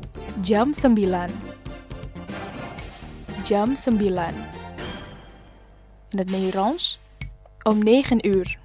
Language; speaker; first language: Dutch; non-native, learner; Indonesian